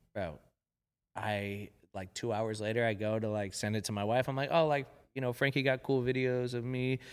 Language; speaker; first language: English; native; English